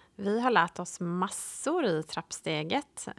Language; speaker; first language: Swedish; native; Swedish